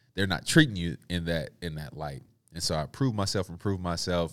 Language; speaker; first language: English; native; English